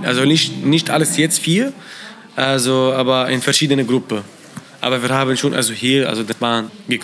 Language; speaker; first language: German; non-native, learner; Arabic